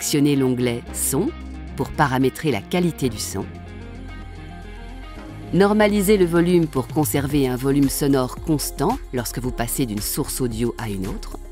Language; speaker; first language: French; native; French